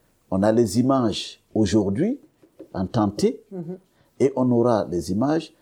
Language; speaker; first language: French; non-native, local second language; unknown